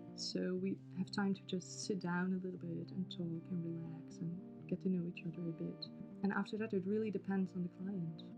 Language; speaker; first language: English; non-native, fluent; Dutch